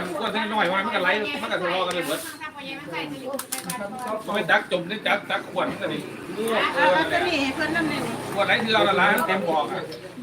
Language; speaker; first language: Thai; non-native, local second language; Lao